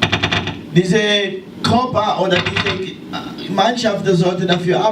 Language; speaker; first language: German; non-native, learner; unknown